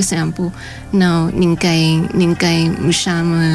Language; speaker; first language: Portuguese; non-native, fluent; Thai